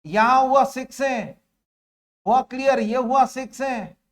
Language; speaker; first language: Hindi; non-native, local second language; Marathi